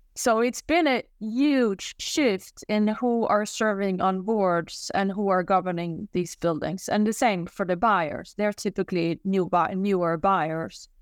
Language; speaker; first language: English; non-native, fluent; Swedish